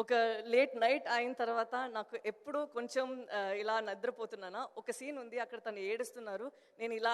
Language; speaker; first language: Telugu; non-native, local second language; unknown